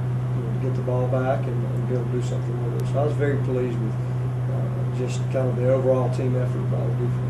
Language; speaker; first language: English; native; English